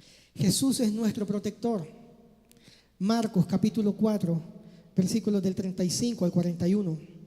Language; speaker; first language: Spanish; native; Spanish